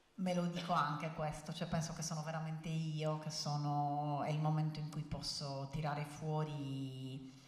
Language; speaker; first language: Italian; native; Italian